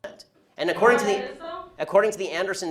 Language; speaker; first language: English; native; English